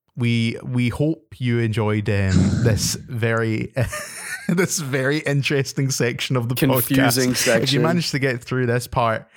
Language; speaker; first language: English; native; English